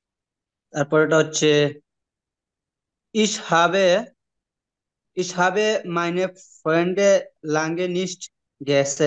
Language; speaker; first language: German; non-native, learner; Bangla